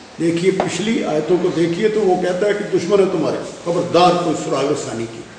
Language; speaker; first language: Urdu; non-native, local second language; Punjabi